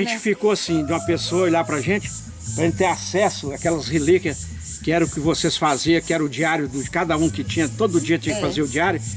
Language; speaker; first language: Portuguese; native; Portuguese